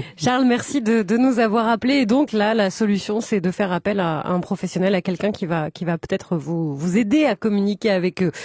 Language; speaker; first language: French; native; French